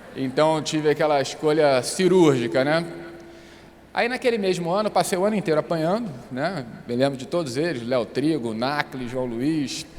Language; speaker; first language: Portuguese; native; Portuguese